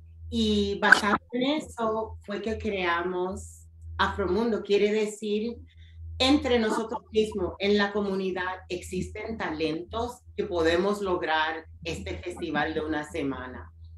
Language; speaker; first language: Spanish; early bilingual, heritage; Spanish